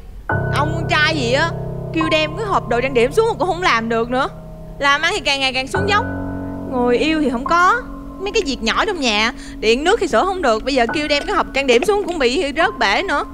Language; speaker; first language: Vietnamese; native; Vietnamese